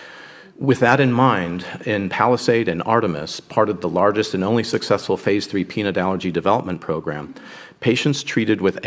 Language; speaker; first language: English; native; English